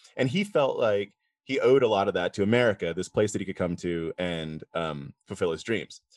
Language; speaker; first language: English; native; English